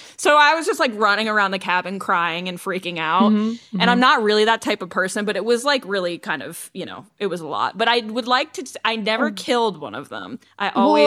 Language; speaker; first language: English; native; English